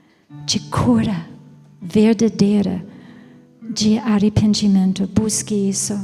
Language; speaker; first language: Portuguese; non-native, fluent; English